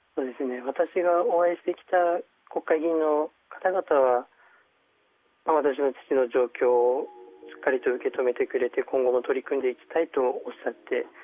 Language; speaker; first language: Japanese; early bilingual, other home language; Chinese